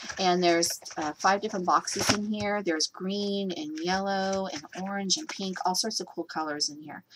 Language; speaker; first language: English; native; English